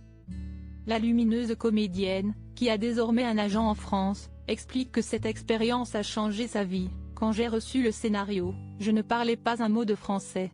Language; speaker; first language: French; native; French